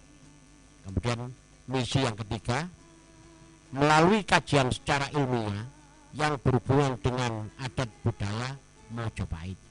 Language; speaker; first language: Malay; non-native, local second language; Javanese